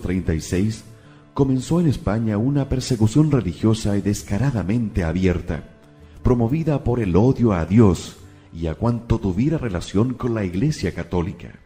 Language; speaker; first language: Spanish; native; Spanish